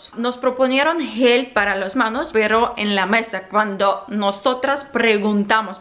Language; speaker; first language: Spanish; non-native, fluent; Ukrainian